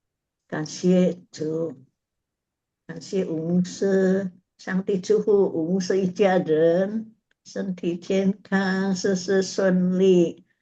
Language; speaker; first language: Chinese; non-native, learner; Indonesian